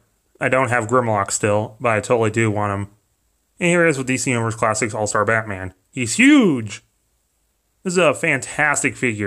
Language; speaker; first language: English; native; English